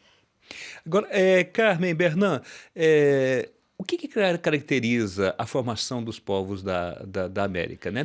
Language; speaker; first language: Portuguese; native; Portuguese